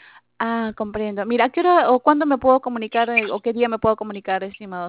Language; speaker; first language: Spanish; native; Spanish